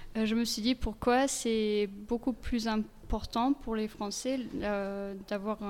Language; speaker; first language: French; non-native, fluent; German